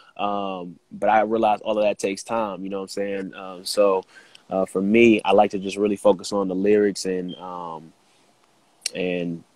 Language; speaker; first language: English; native; English